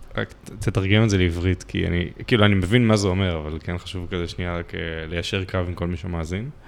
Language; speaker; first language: Hebrew; native; Hebrew